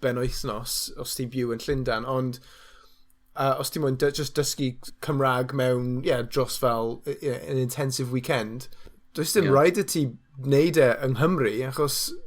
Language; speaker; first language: Welsh; non-native, learner; English